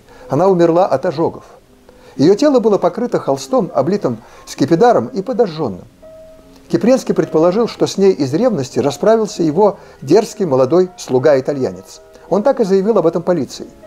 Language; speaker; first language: Russian; native; Russian